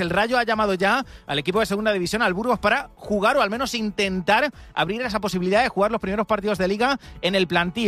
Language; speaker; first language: Spanish; native; Spanish